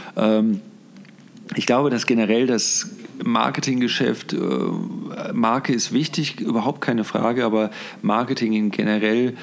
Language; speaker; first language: German; native; German